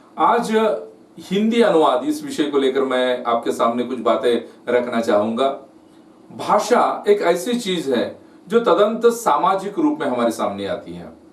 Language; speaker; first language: Hindi; non-native, local second language; Marathi